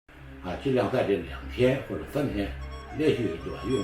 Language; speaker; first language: Chinese; native; Chinese